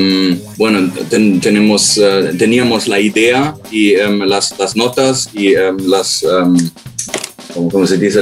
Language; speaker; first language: Spanish; non-native, learner; German